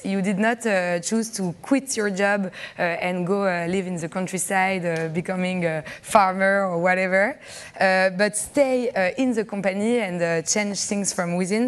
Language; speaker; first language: English; non-native, fluent; French